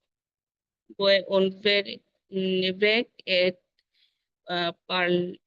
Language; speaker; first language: French; non-native, learner; Bangla